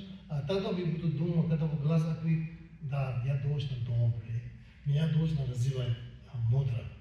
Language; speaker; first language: Russian; non-native, learner; Tibetan